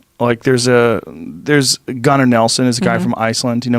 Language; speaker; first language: English; native; English